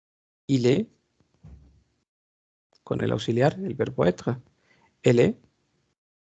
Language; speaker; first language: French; non-native, fluent; Spanish